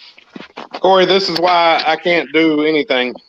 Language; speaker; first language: English; native; English